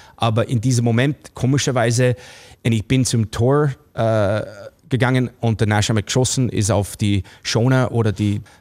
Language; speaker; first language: German; non-native, fluent; English